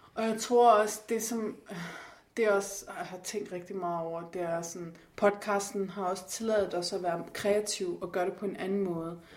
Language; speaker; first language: Danish; native; Danish